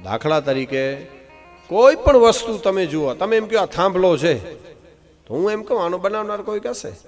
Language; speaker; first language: Hindi; non-native, local second language; Gujarati